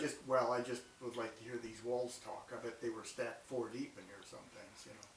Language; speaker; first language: English; native; English